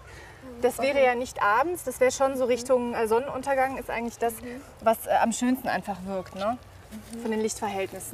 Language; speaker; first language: German; native; German